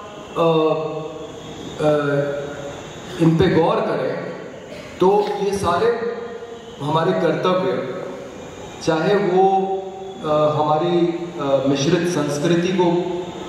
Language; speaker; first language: Hindi; native; Hindi